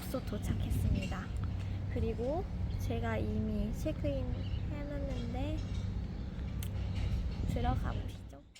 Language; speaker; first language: Korean; non-native, fluent; Lao